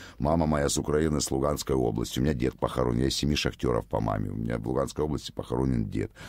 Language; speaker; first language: Russian; native; Russian